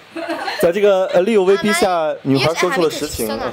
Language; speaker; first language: Chinese; native; Chinese